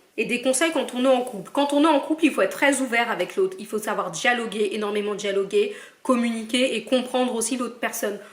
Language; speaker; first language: French; early bilingual, other home language; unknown